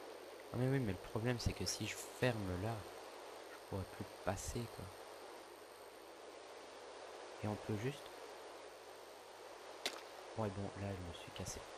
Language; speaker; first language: French; native; French